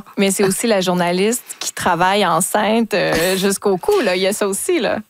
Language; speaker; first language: French; native; French